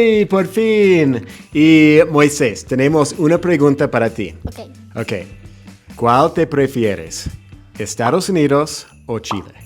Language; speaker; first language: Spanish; non-native, fluent; English